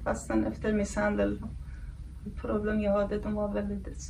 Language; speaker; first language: Swedish; non-native, fluent; Kurdish